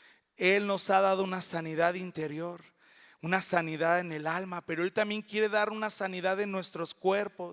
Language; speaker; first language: Spanish; native; Spanish